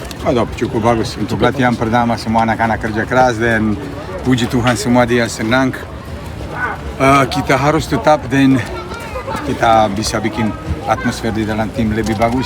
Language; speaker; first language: Indonesian; non-native, fluent; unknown